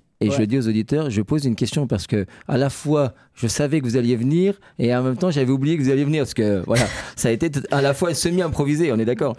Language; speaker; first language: French; native; French